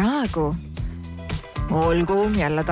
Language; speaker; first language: Estonian; native; Estonian